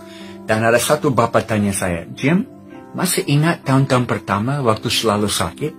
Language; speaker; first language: Indonesian; non-native, fluent; English